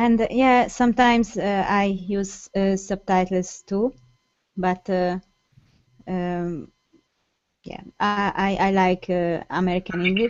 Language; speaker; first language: English; non-native, learner; Hungarian